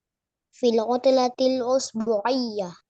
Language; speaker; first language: Arabic; non-native, learner; Indonesian